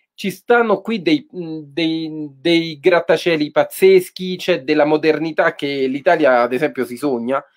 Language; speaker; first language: Italian; native; Italian